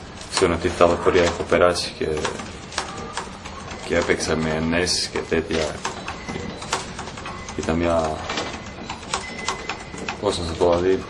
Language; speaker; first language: Greek; non-native, fluent; Croatian